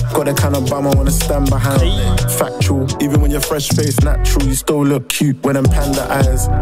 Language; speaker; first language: English; native; English